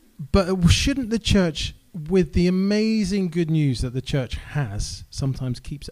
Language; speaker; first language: English; native; English